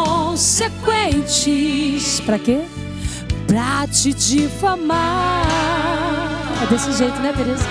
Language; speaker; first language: Portuguese; native; Portuguese